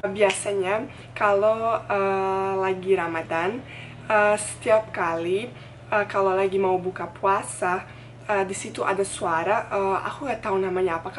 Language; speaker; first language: Indonesian; non-native, fluent; Bosnian